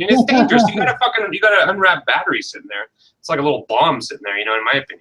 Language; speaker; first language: English; native; English